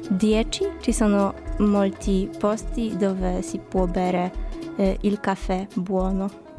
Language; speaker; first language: Italian; non-native, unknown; Polish